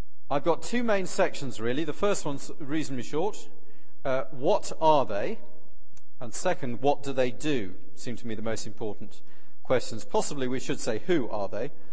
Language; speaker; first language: English; native; English